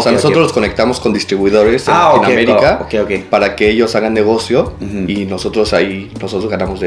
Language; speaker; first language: Spanish; native; Spanish